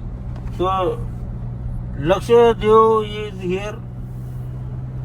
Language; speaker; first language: English; non-native, learner; Marathi